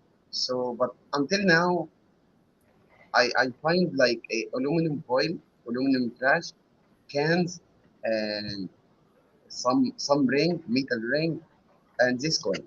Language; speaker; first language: English; non-native, learner; Arabic